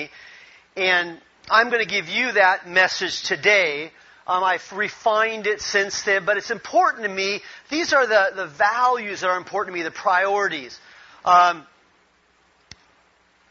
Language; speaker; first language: English; native; English